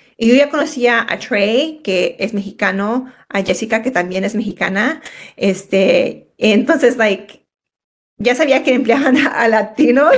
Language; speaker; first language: Spanish; early bilingual, heritage; Spanish